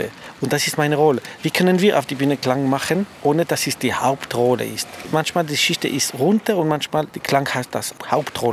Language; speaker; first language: German; non-native, fluent; French